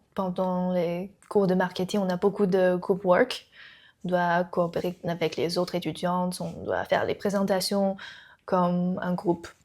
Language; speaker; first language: French; non-native, learner; Chinese